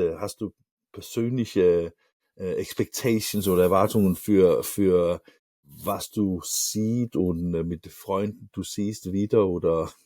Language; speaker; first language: German; non-native, learner; Danish